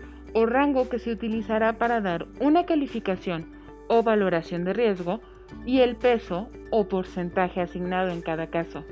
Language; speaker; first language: Spanish; native; Spanish